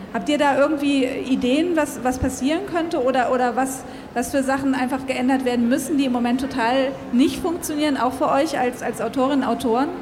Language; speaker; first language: German; native; German